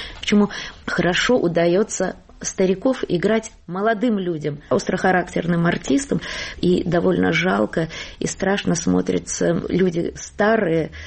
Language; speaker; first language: Russian; native; Russian